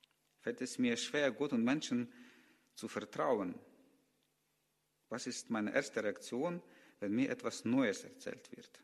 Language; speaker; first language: German; non-native, learner; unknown